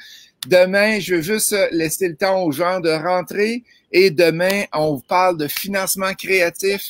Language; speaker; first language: French; native; French